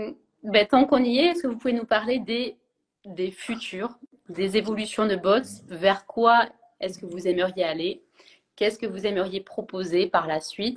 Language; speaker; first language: French; native; French